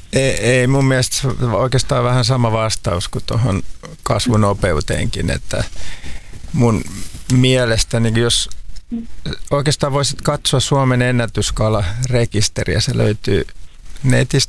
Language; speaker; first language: Finnish; native; Finnish